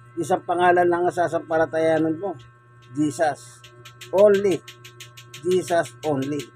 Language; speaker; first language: Filipino; non-native, local second language; Pampanga